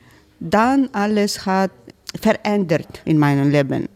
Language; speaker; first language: German; non-native, learner; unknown